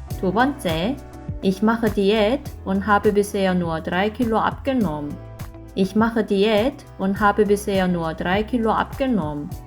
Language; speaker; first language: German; non-native, fluent; Korean